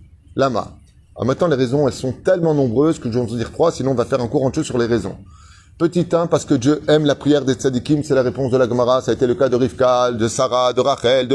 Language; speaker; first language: French; native; French